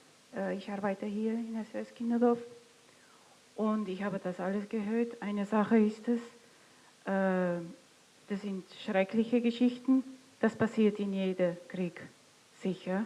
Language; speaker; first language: German; non-native, fluent; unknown